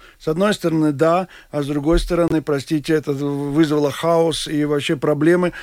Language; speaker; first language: Russian; non-native, local second language; Latvian